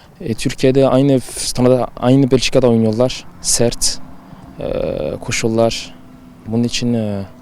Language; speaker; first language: Turkish; early bilingual, heritage; Turkish